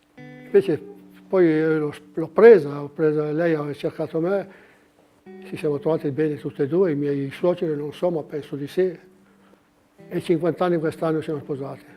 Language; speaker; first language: Italian; native; Italian